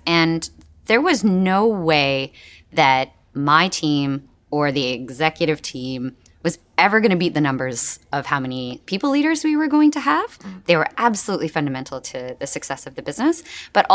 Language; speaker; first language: English; native; English